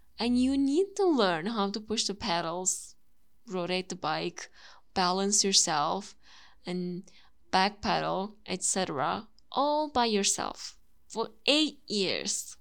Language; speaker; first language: English; non-native, fluent; Turkish